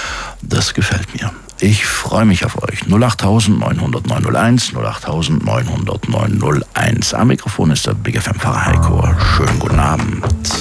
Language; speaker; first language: German; native; German